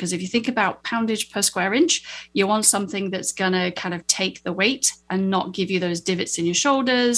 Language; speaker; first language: English; native; English